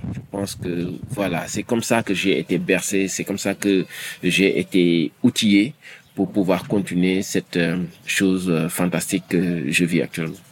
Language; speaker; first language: French; non-native, local second language; Wolof